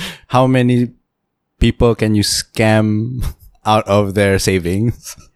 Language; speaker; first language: English; non-native, local second language; Malay